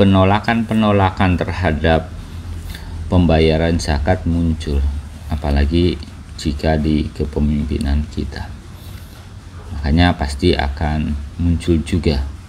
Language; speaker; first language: Indonesian; native; Indonesian